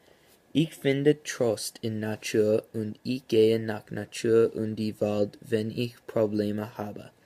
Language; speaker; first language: German; non-native, learner; English